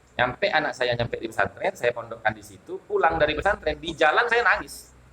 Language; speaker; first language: Indonesian; non-native, local second language; Madurese